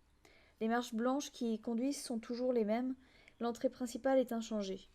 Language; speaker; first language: French; native; French